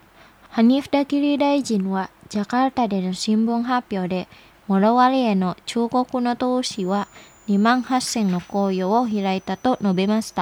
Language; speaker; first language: Japanese; non-native, fluent; Indonesian